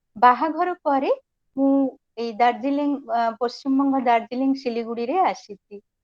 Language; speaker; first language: Odia; non-native, local second language; Bangla